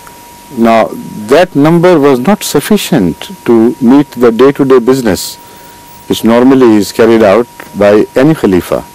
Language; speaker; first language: English; non-native, local second language; Urdu